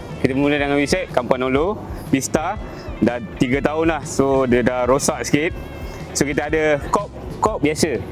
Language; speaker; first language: Malay; native; Malay